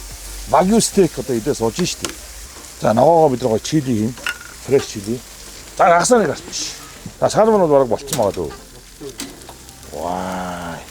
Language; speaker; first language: Mongolian; native; Mongolian